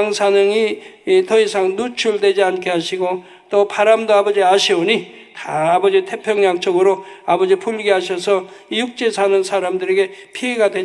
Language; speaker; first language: Korean; native; Korean